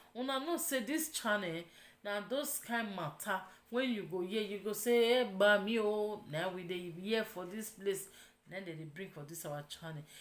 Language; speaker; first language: Nigerian Pidgin; non-native, local second language; Yoruba